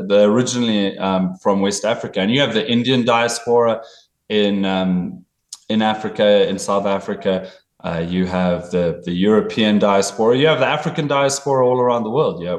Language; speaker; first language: English; native; English